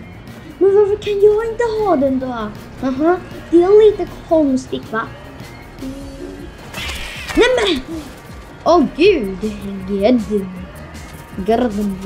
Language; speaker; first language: Swedish; non-native, learner; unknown